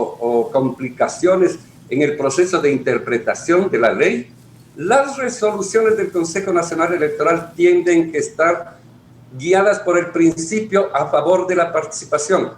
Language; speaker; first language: Spanish; native; Spanish